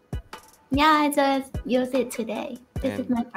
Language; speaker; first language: English; non-native, learner; Thai